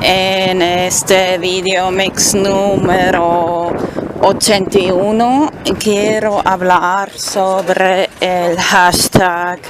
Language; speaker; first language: Spanish; non-native, fluent; German